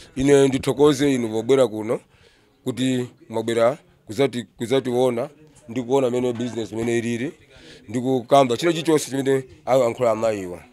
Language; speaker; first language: Nyanja; native; Nyanja